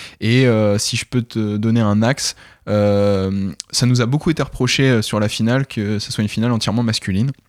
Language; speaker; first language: French; native; French